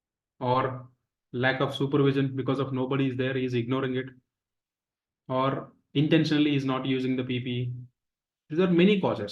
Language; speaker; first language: English; non-native, local second language; Telugu